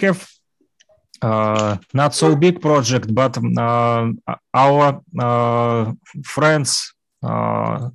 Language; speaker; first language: English; non-native, learner; Russian